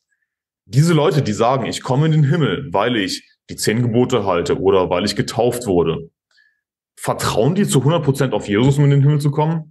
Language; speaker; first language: German; native; German